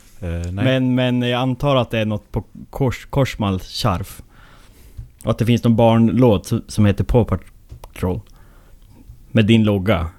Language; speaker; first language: Swedish; native; Swedish